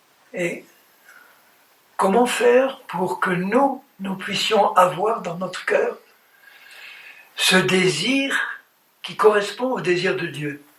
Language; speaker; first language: French; native; French